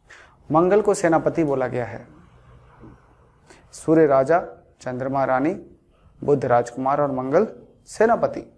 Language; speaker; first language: Hindi; native; Hindi